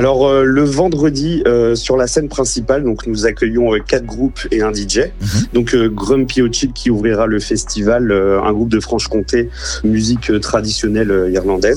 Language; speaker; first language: French; native; French